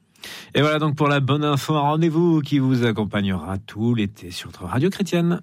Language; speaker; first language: French; native; French